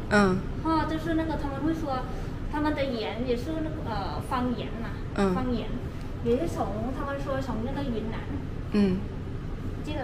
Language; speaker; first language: Chinese; non-native, learner; Thai